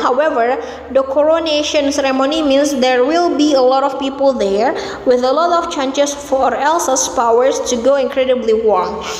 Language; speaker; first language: English; non-native, fluent; Indonesian